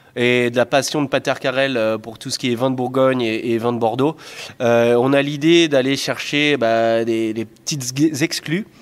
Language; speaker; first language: French; native; French